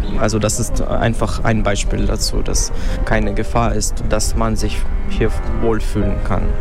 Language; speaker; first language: German; non-native, fluent; Russian